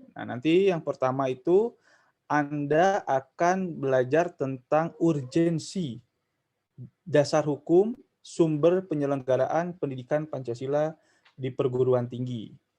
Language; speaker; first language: Indonesian; non-native, local second language; Sundanese